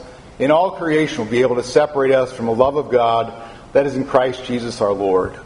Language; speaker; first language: English; native; English